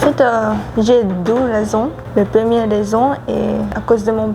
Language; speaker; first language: French; non-native, learner; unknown